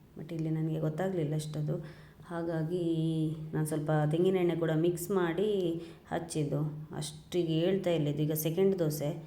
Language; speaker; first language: Kannada; non-native, local second language; Tulu